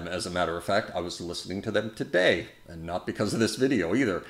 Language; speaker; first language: English; native; English